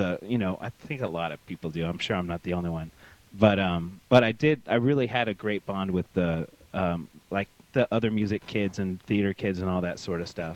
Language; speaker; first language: English; native; English